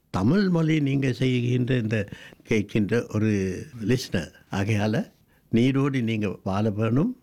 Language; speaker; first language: Tamil; non-native, local second language; Sinhala